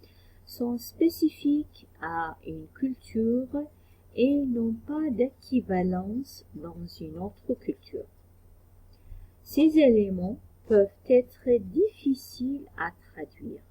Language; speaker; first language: French; non-native, fluent; Arabic